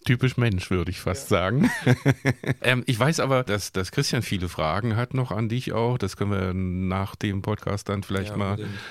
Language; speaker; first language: German; native; German